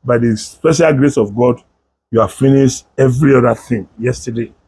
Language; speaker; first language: English; non-native, local second language; Yoruba